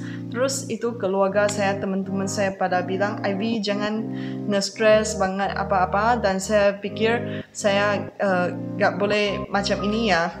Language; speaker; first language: Indonesian; non-native, fluent; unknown